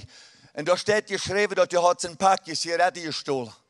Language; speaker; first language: German; early bilingual, heritage; Plautdietsch